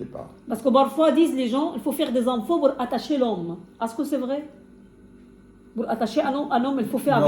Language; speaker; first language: French; non-native, fluent; Arabic